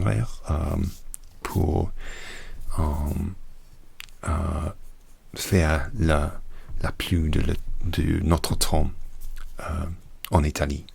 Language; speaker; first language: French; non-native, learner; English